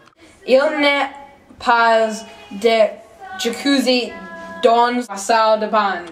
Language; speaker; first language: French; non-native, learner; English